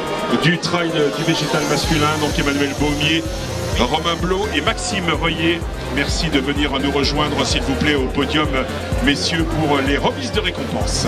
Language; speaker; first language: French; native; French